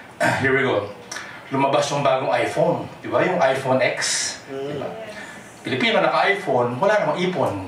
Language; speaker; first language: Filipino; non-native, local second language; Cebuano